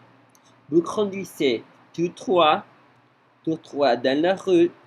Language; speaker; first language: French; non-native, learner; Spanish